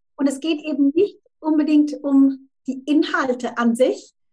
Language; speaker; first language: German; native; German